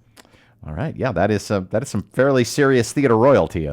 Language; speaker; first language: English; native; English